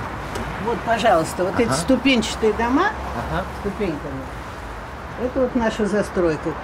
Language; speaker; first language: Russian; native; Russian